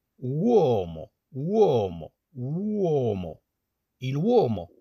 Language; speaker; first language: Italian; non-native, fluent; Arabic